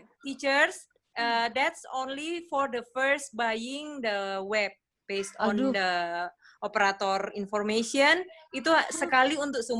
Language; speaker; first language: English; non-native, learner; Indonesian